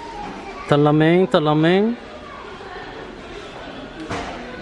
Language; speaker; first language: French; native; French